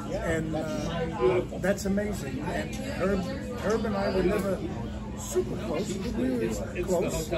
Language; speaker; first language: English; native; English